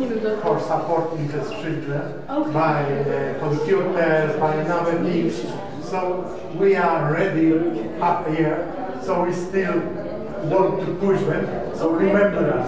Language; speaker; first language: English; non-native, learner; Polish